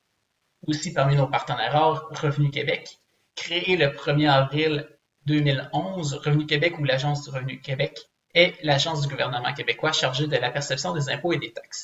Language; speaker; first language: French; native; French